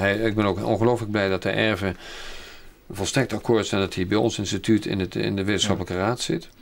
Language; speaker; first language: Dutch; native; Dutch